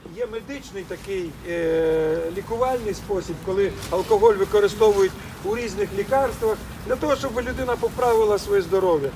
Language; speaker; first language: Ukrainian; non-native, local second language; Russian